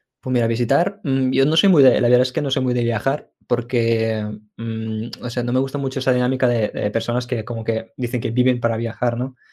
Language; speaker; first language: Spanish; early bilingual, other home language; Ukrainian